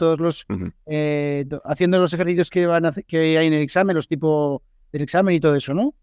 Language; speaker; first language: Spanish; native; Spanish